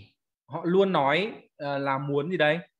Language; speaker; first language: Vietnamese; native; Vietnamese